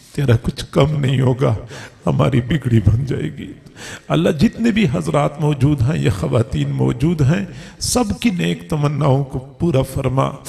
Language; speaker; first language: Urdu; non-native, local second language; Punjabi